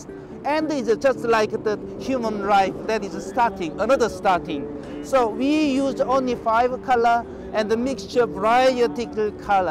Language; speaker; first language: English; non-native, learner; Korean